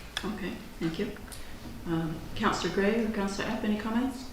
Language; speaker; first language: English; native; English